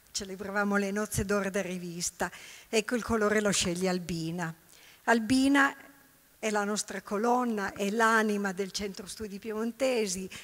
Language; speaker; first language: Italian; native; Italian